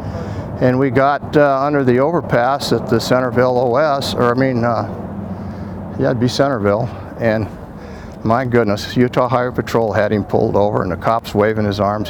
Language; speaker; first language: English; native; English